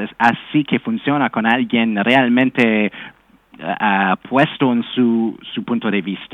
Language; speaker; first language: Spanish; non-native, fluent; English